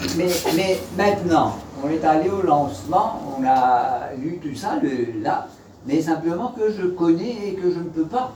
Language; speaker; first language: French; non-native, local second language; Morisyen